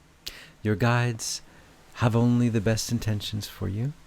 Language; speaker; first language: English; native; English